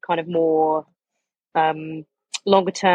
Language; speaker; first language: English; native; English